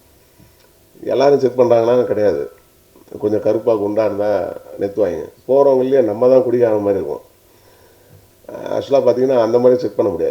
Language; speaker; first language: Tamil; native; Tamil